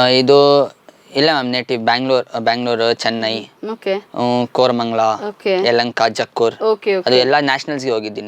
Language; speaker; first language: Kannada; non-native, local second language; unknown